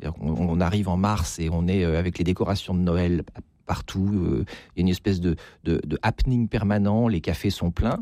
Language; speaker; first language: French; native; French